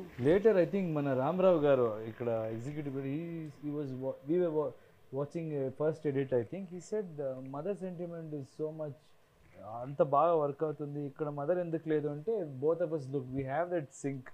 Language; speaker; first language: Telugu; non-native, fluent; Kannada